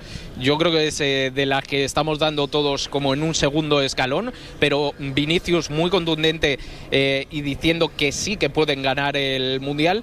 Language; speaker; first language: Spanish; native; Spanish